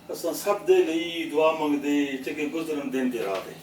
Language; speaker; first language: Urdu; non-native, local second language; Punjabi